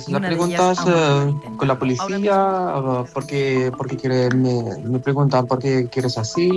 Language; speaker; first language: Spanish; non-native, learner; Arabic